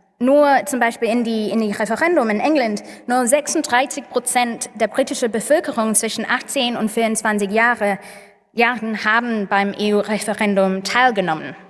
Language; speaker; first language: German; non-native, learner; English